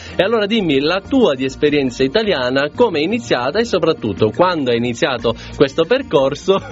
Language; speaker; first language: Italian; native; Italian